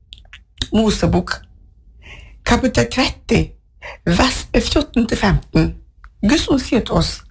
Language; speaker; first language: Norwegian; non-native, fluent; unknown